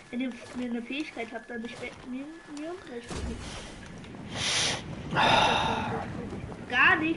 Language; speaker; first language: German; non-native, learner; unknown